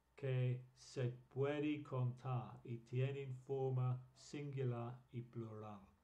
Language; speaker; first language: Spanish; non-native, fluent; English